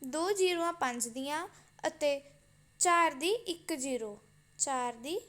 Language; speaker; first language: Hindi; non-native, local second language; Punjabi